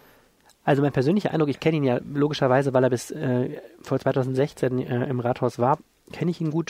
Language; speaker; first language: German; native; German